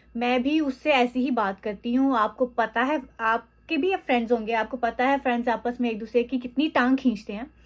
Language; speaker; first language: Urdu; native; Urdu